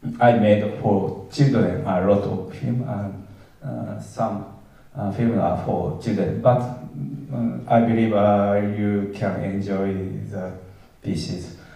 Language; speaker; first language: English; non-native, learner; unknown